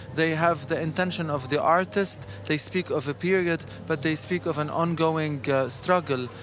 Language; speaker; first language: English; non-native, fluent; Arabic